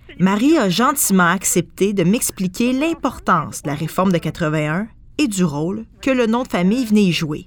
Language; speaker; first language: French; native; French